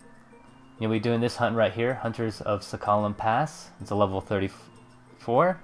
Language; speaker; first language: English; native; English